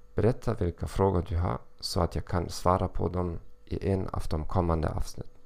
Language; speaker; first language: Swedish; non-native, learner; German